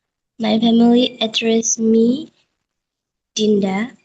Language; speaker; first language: English; non-native, learner; Indonesian